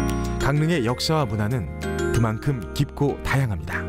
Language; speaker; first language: Korean; native; Korean